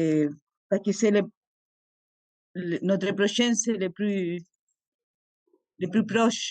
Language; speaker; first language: French; non-native, fluent; Spanish